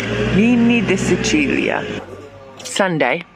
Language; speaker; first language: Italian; non-native, learner; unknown